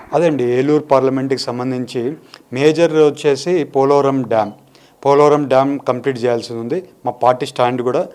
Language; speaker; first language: Telugu; native; Telugu